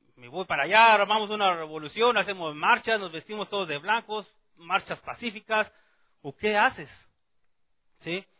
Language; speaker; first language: Spanish; native; Spanish